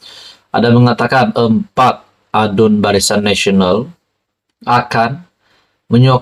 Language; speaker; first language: Malay; native; Malay